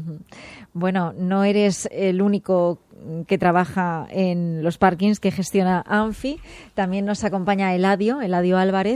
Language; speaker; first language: Spanish; native; Spanish